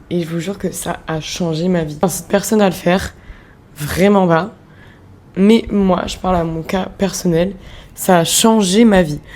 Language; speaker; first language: French; native; French